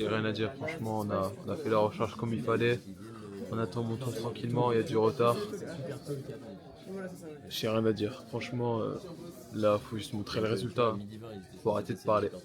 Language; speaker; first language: French; native; French